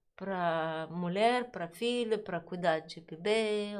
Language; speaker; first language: Portuguese; non-native, learner; Russian